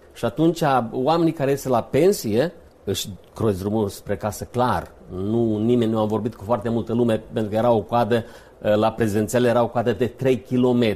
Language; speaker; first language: Romanian; native; Romanian